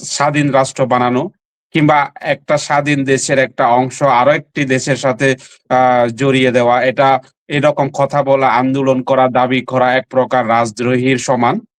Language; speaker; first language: Bangla; non-native, local second language; Chakma